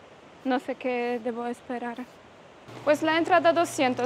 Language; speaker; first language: Spanish; non-native, fluent; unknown